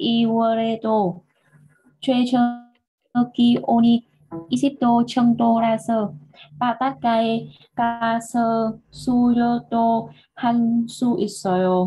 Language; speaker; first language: Korean; non-native, learner; Vietnamese